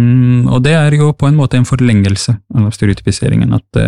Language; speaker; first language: Norwegian; non-native, fluent; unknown